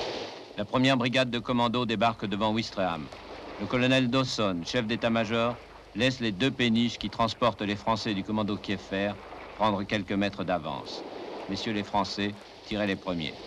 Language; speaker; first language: French; native; French